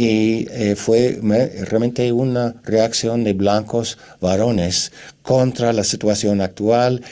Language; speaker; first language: Spanish; non-native, fluent; English